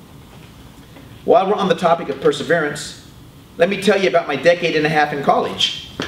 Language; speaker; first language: English; native; English